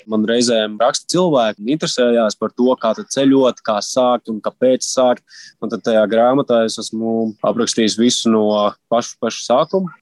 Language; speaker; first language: Latvian; native; Latvian